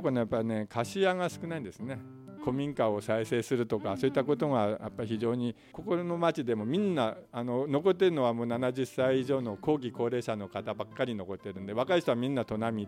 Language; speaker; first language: Japanese; native; Japanese